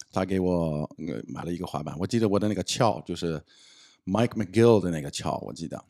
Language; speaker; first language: Chinese; non-native, fluent; English